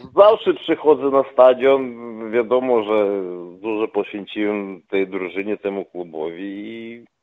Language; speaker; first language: Polish; non-native, fluent; Russian